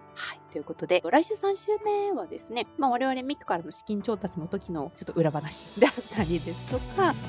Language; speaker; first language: Japanese; native; Japanese